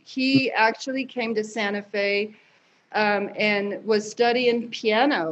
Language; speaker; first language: English; native; English